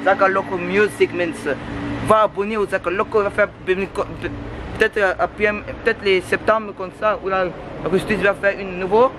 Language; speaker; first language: French; non-native, local second language; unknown